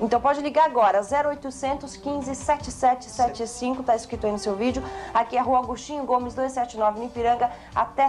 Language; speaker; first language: Portuguese; native; Portuguese